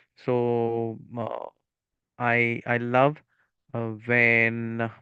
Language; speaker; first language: English; non-native, local second language; Punjabi